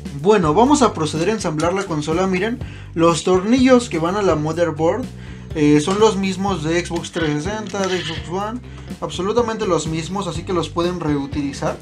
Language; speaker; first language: Spanish; native; Spanish